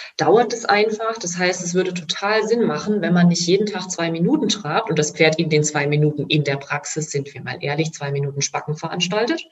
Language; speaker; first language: German; native; German